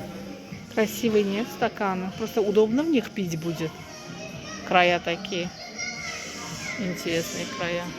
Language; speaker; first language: Russian; non-native, local second language; Azerbaijani